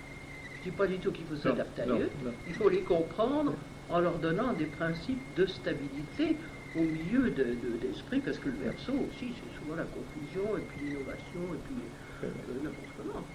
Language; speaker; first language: French; native; French